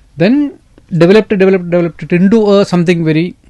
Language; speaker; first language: English; non-native, local second language; Malayalam